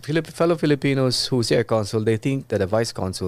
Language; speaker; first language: English; non-native, local second language; Iloko